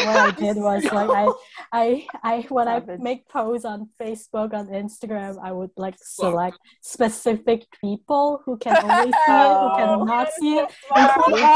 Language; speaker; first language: English; non-native, local second language; Cantonese